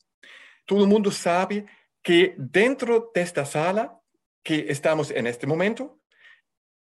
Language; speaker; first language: Spanish; non-native, fluent; German